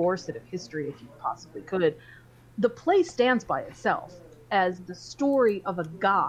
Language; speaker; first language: English; native; English